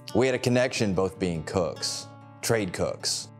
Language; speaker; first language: English; native; English